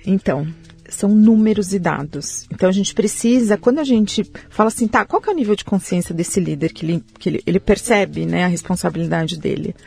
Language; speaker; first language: Portuguese; early bilingual, other home language; Spanish